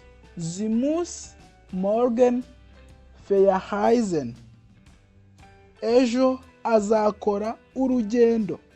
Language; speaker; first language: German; non-native, fluent; Kinyarwanda